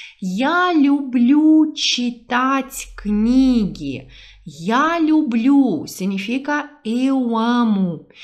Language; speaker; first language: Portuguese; native; Portuguese